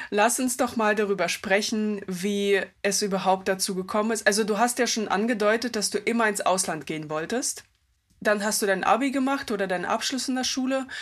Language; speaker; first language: German; early bilingual, other home language; Russian